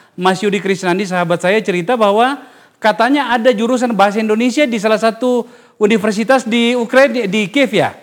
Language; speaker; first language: Indonesian; native; Indonesian